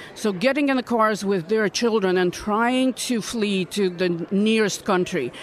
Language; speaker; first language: English; non-native, fluent; Russian